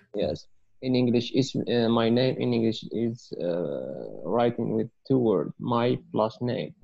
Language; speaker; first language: English; non-native, learner; Arabic